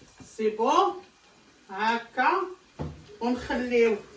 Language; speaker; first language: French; non-native, learner; Arabic